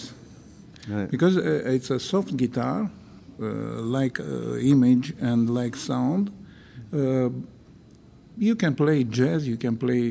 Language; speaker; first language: English; non-native, learner; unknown